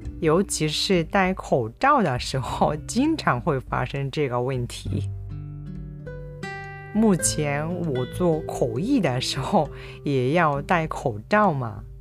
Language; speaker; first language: Chinese; non-native, fluent; Japanese